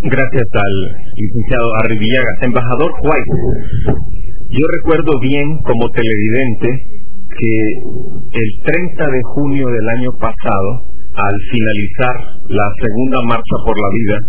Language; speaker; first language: Spanish; native; Spanish